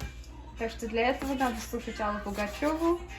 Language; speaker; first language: Russian; early bilingual, heritage; English